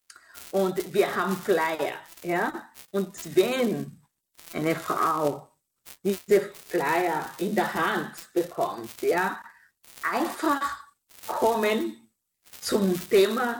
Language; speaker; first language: German; non-native, fluent; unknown